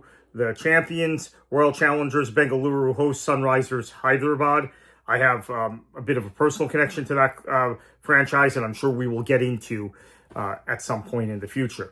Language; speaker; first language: English; native; English